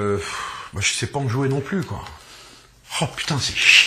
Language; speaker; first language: French; native; French